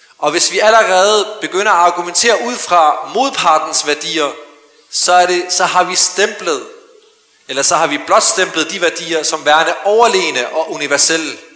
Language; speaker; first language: Danish; early bilingual, other home language; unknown